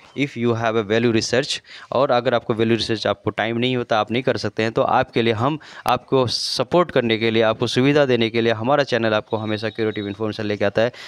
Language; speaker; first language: Hindi; native; Hindi